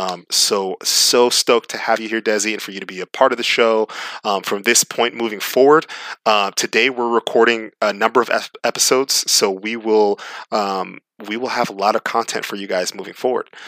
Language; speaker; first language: English; native; English